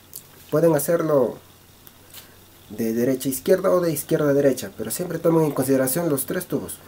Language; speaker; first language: Spanish; native; Spanish